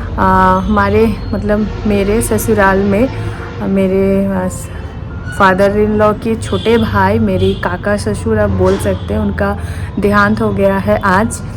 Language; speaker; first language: Hindi; non-native, local second language; Bangla